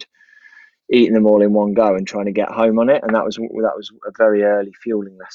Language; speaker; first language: English; native; English